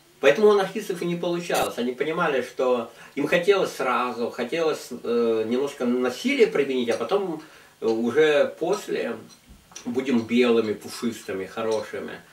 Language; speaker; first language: Russian; native; Russian